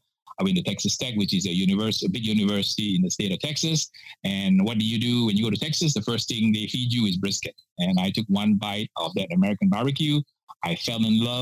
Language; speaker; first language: English; non-native, local second language; Min Nan Chinese